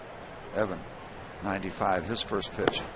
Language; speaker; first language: English; native; English